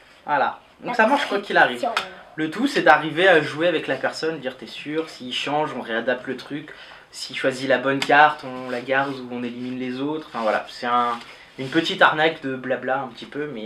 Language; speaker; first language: French; native; French